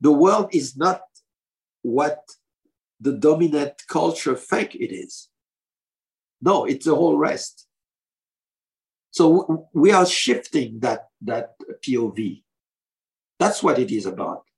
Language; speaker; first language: English; non-native, fluent; French